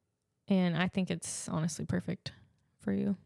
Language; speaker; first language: English; native; English